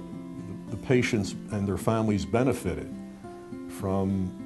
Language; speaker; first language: English; native; English